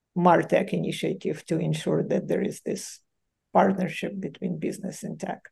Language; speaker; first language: English; non-native, fluent; Ukrainian